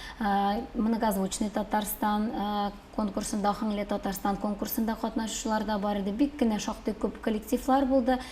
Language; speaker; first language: Tatar; native; Tatar